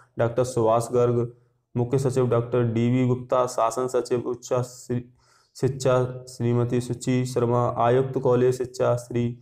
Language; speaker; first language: Hindi; native; Hindi